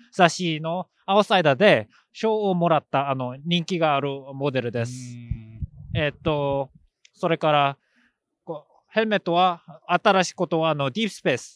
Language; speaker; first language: Japanese; non-native, learner; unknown